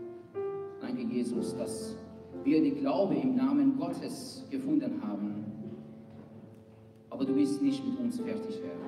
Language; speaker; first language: German; non-native, fluent; Persian